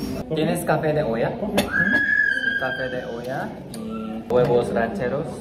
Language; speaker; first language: Spanish; non-native, learner; Korean